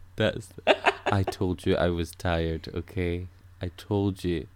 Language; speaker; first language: English; native; English